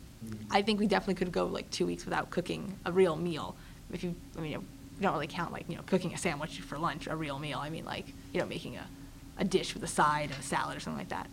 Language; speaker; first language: English; native; English